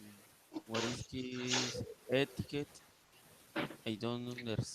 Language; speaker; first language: English; non-native, learner; Spanish